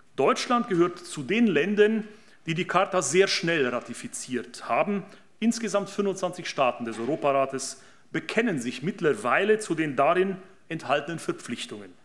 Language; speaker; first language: German; native; German